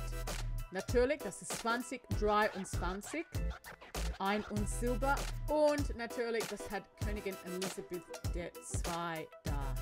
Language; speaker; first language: German; non-native, learner; English